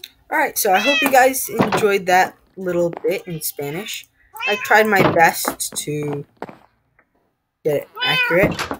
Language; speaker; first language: English; native; English